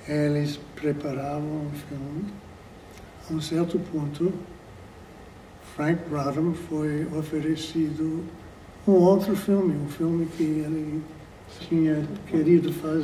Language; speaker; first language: Portuguese; non-native, fluent; English